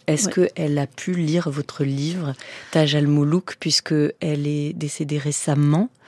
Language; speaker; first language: French; native; French